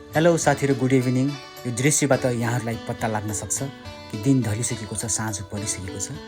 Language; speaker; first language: Nepali; native; Nepali